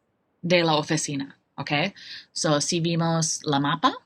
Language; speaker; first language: Spanish; non-native, fluent; English